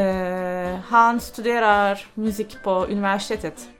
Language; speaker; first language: Swedish; non-native, fluent; Turkish